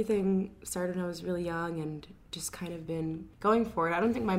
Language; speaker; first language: English; native; English